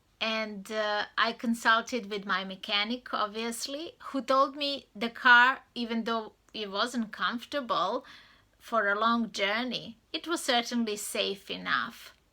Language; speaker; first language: English; non-native, fluent; Serbian